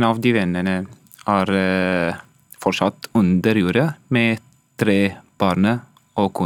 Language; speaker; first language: Norwegian; non-native, learner; Arabic